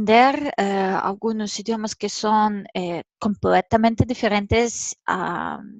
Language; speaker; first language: Spanish; non-native, fluent; Serbian